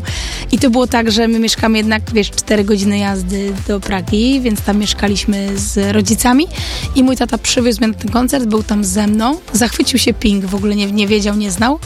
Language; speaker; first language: Polish; early bilingual, heritage; Polish